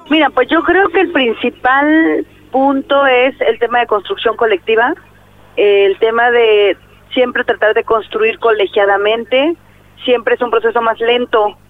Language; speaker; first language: Spanish; native; Spanish